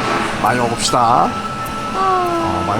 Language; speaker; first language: Korean; native; Korean